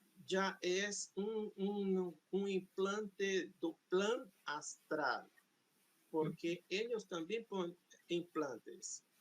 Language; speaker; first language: Spanish; non-native, fluent; Portuguese